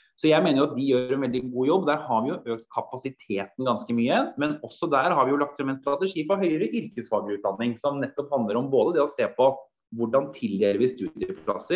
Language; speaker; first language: Norwegian; native; Norwegian